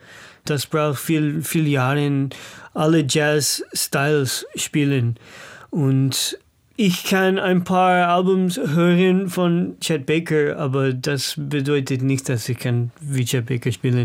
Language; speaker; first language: German; non-native, learner; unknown